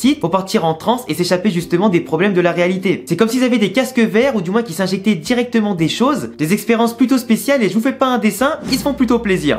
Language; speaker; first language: French; native; French